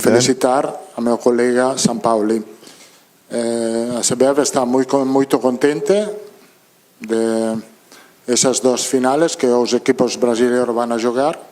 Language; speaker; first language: Portuguese; non-native, learner; Italian